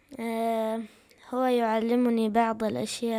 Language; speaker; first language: Arabic; early bilingual, other home language; Chechen